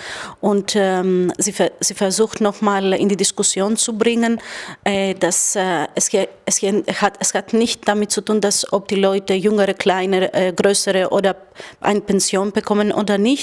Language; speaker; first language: German; non-native, fluent; Greek